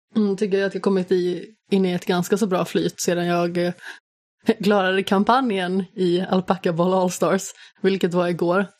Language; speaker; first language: Swedish; native; Swedish